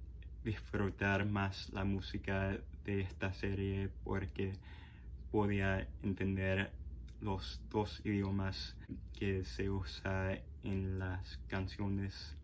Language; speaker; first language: Spanish; non-native, fluent; English